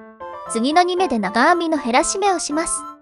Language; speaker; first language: Japanese; native; Japanese